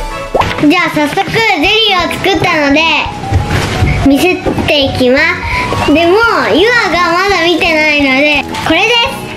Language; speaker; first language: Japanese; native; Japanese